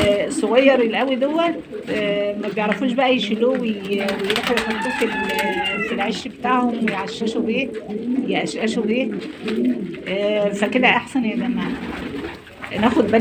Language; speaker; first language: Arabic; native; Arabic